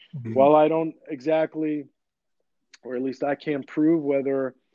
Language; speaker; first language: English; early bilingual, other home language; Greek